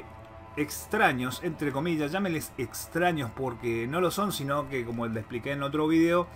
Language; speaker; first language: Spanish; native; Spanish